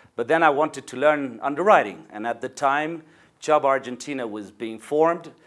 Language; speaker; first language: English; non-native, fluent; Spanish